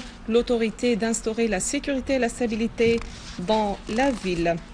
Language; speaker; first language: French; non-native, fluent; Arabic